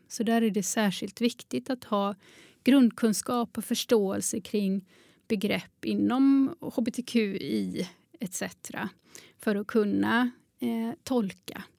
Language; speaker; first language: Swedish; native; Swedish